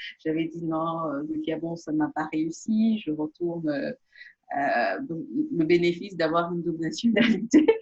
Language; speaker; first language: French; non-native, local second language; Portuguese